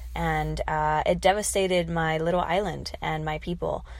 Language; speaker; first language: English; early bilingual, other home language; Spanish